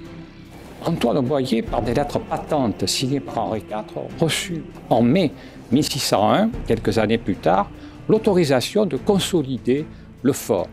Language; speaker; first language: French; native; French